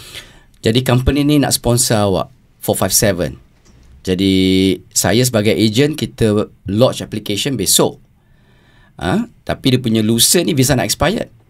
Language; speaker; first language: Malay; native; Malay